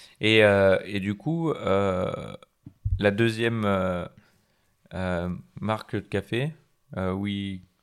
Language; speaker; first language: French; native; French